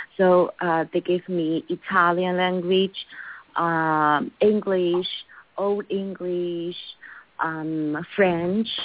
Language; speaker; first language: English; non-native, learner; Chinese